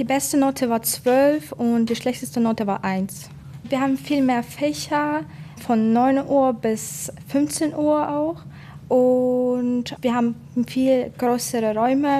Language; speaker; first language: German; non-native, fluent; Ukrainian